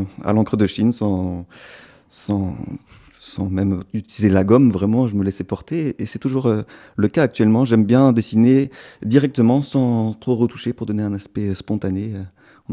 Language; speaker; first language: French; native; French